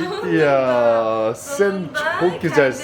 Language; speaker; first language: Turkish; non-native, learner; Korean